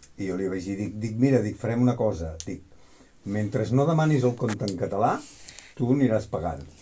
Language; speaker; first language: Catalan; native; Catalan